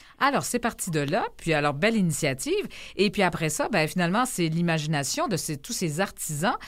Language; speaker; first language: French; native; French